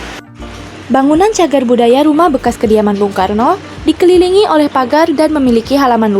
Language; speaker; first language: Indonesian; native; Indonesian